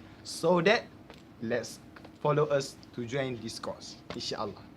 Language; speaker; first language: English; non-native, learner; Malay